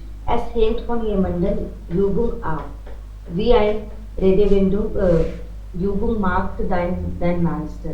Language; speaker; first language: German; non-native, learner; Hindi